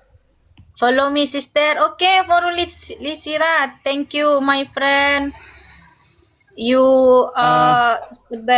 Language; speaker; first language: English; non-native, learner; Indonesian